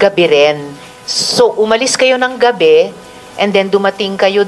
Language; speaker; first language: Filipino; native; Filipino